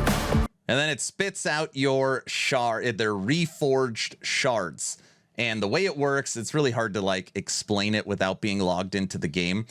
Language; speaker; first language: English; native; English